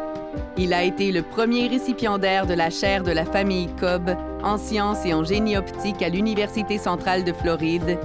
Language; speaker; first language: French; native; French